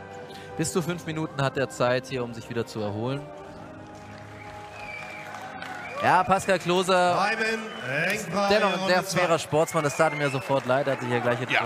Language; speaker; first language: German; native; German